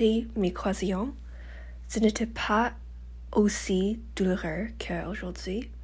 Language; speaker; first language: French; non-native, learner; English